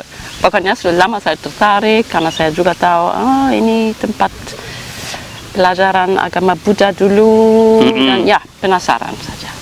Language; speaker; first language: Indonesian; non-native, fluent; German